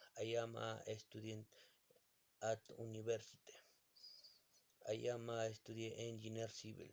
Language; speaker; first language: English; non-native, learner; Spanish